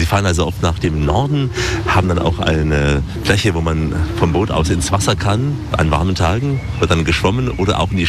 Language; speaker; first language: German; native; German